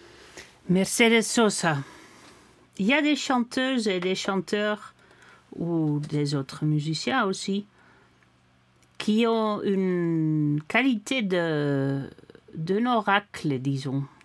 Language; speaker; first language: French; non-native, fluent; Dutch